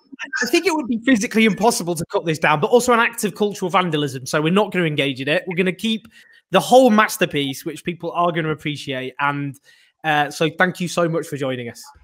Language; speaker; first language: English; native; English